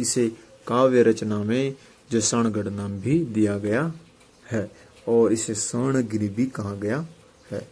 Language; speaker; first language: Hindi; native; Hindi